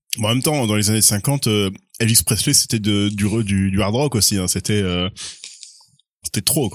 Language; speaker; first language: French; native; French